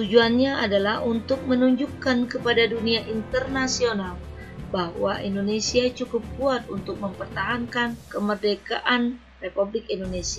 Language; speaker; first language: Indonesian; native; Indonesian